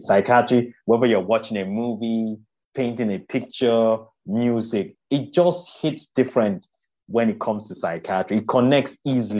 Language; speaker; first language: English; non-native, local second language; Yoruba